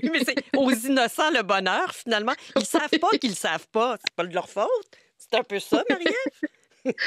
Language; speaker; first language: French; native; French